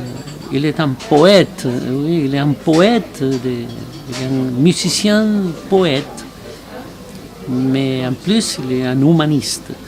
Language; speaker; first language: French; non-native, fluent; Spanish